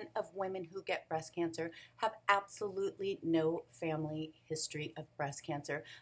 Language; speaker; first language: English; native; English